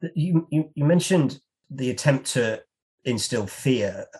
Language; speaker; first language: English; native; English